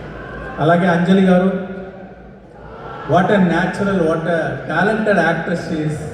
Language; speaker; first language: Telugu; non-native, local second language; Tamil